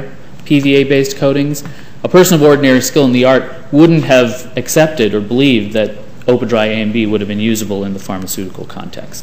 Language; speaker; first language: English; native; English